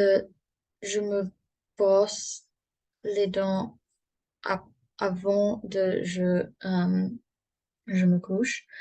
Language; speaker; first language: French; non-native, learner; English